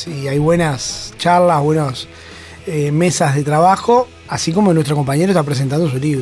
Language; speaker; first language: Spanish; native; Spanish